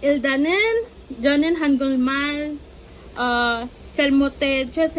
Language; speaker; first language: Korean; non-native, learner; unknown